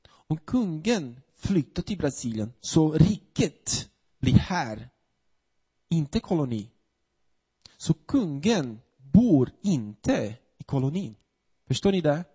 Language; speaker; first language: Swedish; non-native, fluent; Portuguese